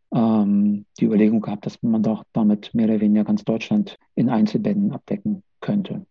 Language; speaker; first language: German; native; German